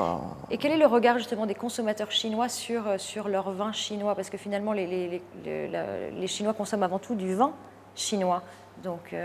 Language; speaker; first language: French; native; French